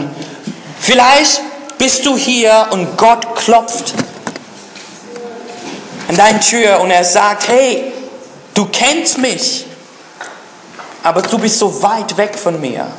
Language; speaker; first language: German; non-native, fluent; English